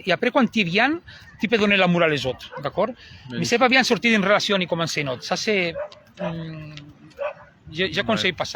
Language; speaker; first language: French; non-native, learner; Spanish